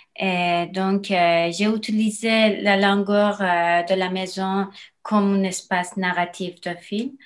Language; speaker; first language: French; non-native, learner; Persian